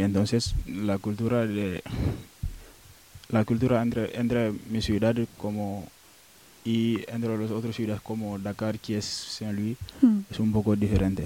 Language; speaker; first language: Spanish; non-native, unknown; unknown